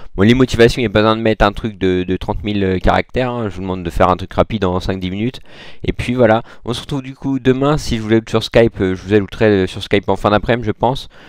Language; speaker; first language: French; native; French